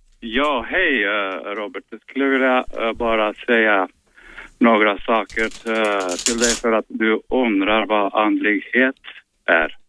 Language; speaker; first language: Swedish; non-native, fluent; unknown